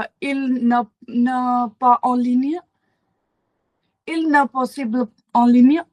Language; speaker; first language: French; non-native, learner; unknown